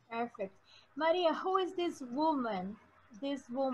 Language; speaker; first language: English; non-native, fluent; Portuguese